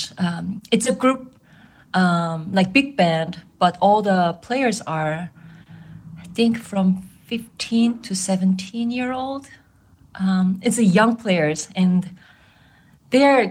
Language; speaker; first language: English; non-native, fluent; Korean